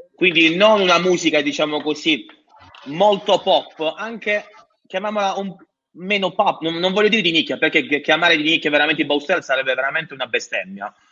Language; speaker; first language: Italian; native; Italian